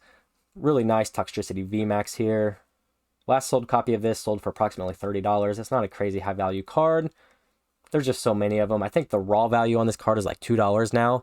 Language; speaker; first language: English; native; English